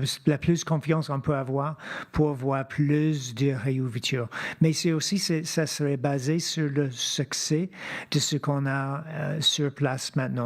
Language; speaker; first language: French; non-native, fluent; English